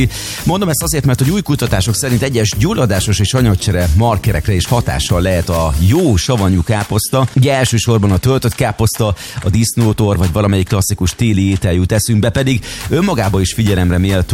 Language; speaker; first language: Hungarian; native; Hungarian